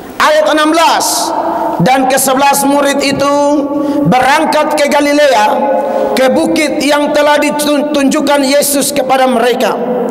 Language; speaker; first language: Indonesian; native; Indonesian